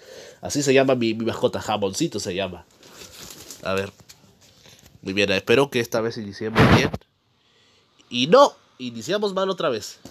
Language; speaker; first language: Spanish; native; Spanish